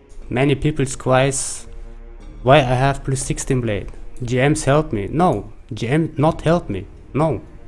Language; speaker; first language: English; non-native, learner; German